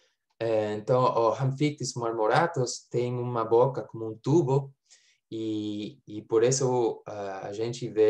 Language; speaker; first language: Portuguese; non-native, fluent; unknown